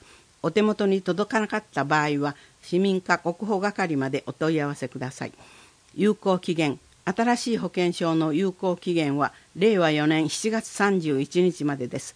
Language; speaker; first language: Japanese; native; Japanese